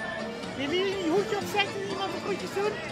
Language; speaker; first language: Dutch; native; Dutch